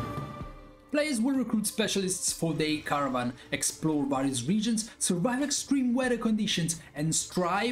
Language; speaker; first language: English; non-native, fluent; Italian